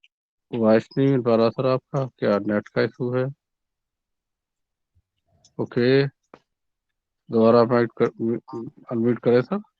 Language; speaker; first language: Hindi; native; Hindi